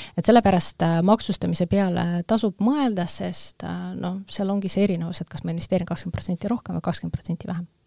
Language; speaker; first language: Estonian; non-native, local second language; Russian